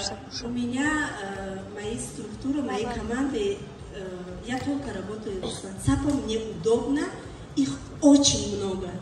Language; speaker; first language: Russian; non-native, learner; Tajik